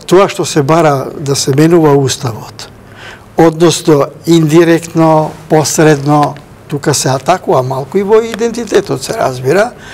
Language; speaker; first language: Macedonian; non-native, local second language; Albanian